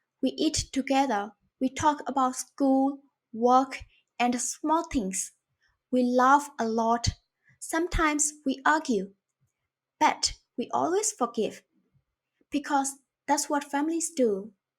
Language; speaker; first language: English; non-native, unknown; Burmese